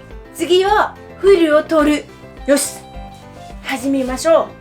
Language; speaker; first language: Japanese; non-native, learner; Vietnamese